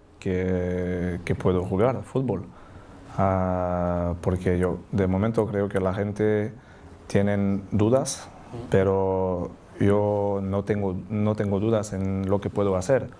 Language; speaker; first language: Spanish; non-native, learner; French